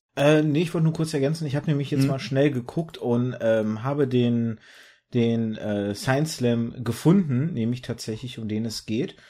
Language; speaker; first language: German; early bilingual, other home language; Russian